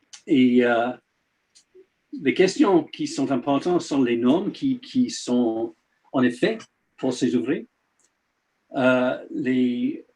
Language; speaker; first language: French; non-native, learner; English